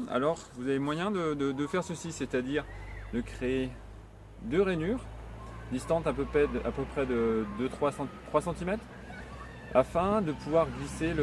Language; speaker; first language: French; native; French